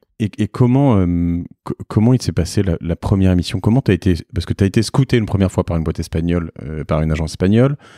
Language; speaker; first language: French; native; French